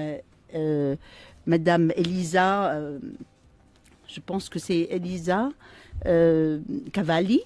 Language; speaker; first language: French; non-native, local second language; Arabic